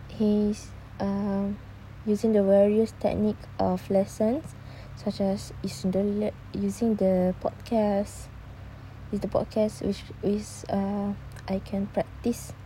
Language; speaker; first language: English; non-native, learner; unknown